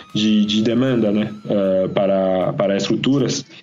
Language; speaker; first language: Portuguese; non-native, fluent; French